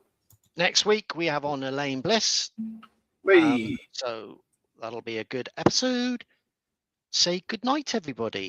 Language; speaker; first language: English; native; English